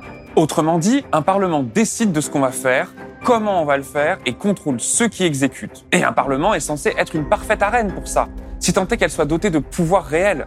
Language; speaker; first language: French; native; French